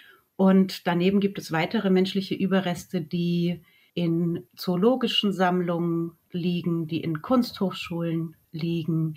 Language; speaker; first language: German; native; German